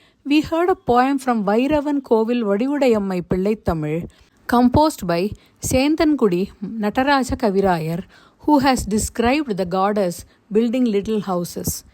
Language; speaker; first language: English; non-native, local second language; Tamil